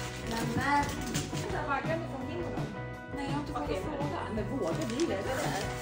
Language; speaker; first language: Swedish; early bilingual, other home language; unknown